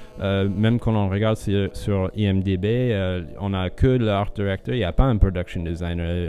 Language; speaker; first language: French; non-native, fluent; English